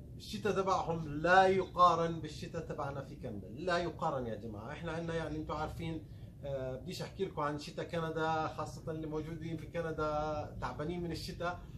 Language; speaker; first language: Arabic; native; Arabic